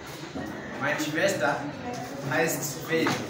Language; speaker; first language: German; non-native, learner; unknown